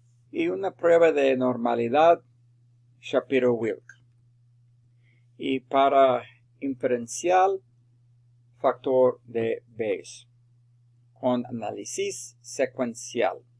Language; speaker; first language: Spanish; non-native, fluent; English